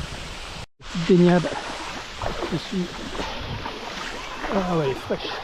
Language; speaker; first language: French; native; French